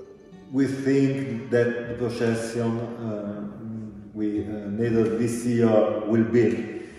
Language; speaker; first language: English; non-native, learner; Italian